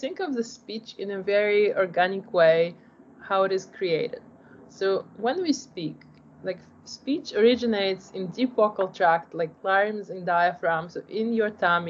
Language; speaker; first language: English; non-native, fluent; Polish